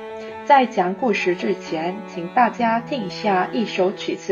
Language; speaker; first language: Chinese; non-native, fluent; Korean